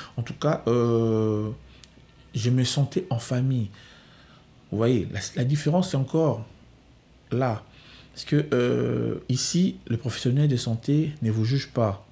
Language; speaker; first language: French; non-native, local second language; Lingala